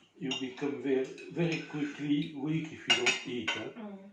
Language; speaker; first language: English; non-native, learner; Thai